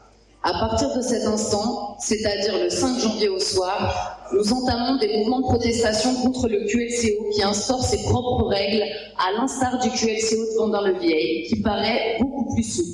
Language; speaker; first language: French; native; French